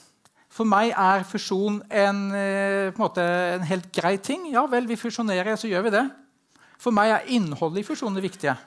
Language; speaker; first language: Norwegian; native; Norwegian